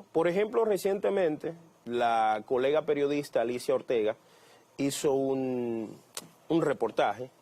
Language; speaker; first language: Spanish; native; Spanish